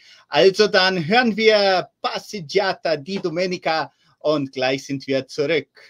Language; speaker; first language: German; early bilingual, heritage; German